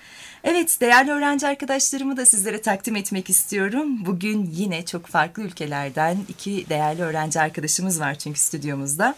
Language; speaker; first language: Turkish; native; Turkish